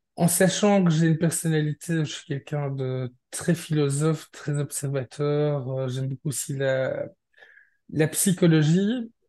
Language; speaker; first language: French; native; French